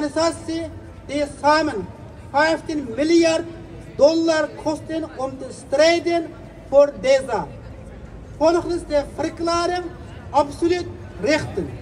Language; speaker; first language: Dutch; non-native, fluent; Uyghur